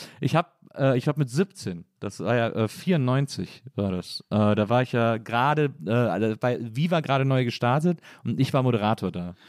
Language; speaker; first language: German; native; German